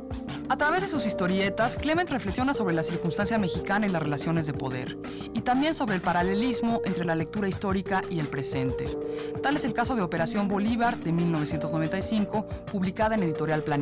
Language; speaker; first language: Spanish; native; Spanish